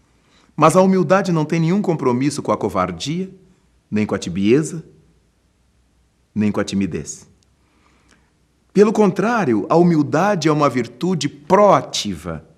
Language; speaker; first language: Portuguese; native; Portuguese